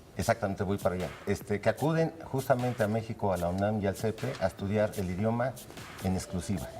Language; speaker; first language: Spanish; native; Spanish